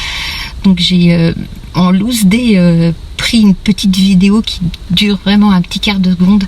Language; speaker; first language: French; native; French